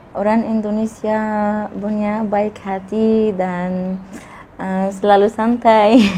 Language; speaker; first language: Indonesian; non-native, fluent; Arabic